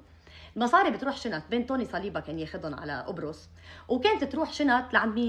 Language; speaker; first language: Arabic; native; Arabic